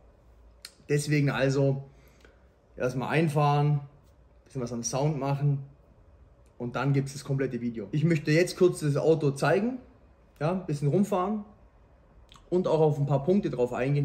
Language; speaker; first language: German; native; German